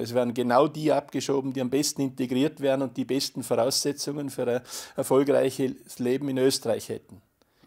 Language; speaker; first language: German; native; German